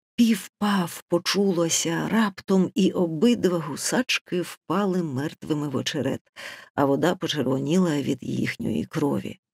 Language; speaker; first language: Ukrainian; native; Ukrainian